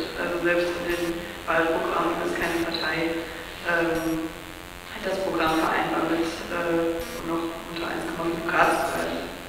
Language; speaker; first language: German; native; German